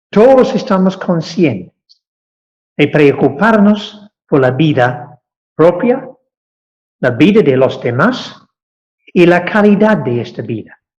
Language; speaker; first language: Spanish; non-native, fluent; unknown